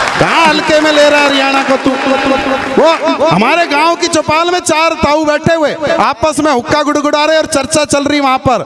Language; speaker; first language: Hindi; native; Hindi